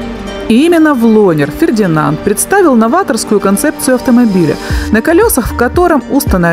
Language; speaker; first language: Russian; native; Russian